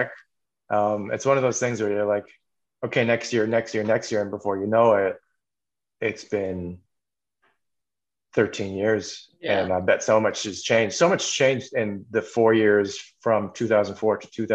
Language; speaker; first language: English; native; English